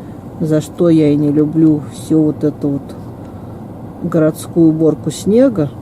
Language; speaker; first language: Russian; native; Russian